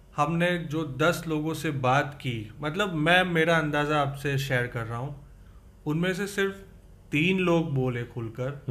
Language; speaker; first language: Hindi; native; Hindi